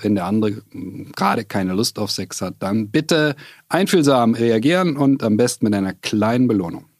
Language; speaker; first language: German; native; German